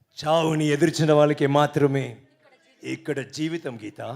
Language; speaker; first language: Telugu; non-native, learner; Tamil